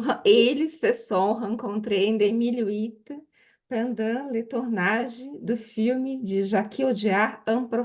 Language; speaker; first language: French; non-native, learner; Portuguese